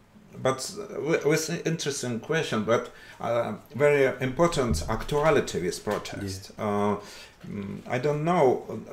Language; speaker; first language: English; non-native, learner; Russian